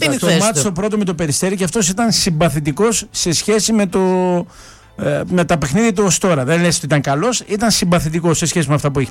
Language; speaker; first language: Greek; native; Greek